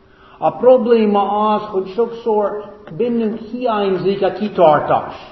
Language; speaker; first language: Hungarian; non-native, fluent; English